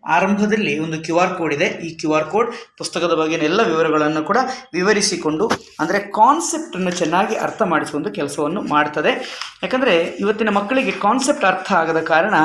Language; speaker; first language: Kannada; native; Kannada